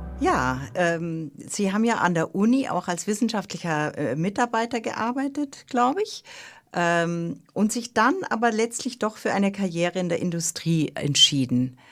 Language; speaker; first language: German; native; German